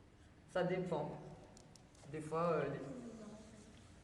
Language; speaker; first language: French; native; French